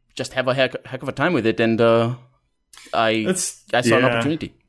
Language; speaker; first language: English; non-native, fluent; Portuguese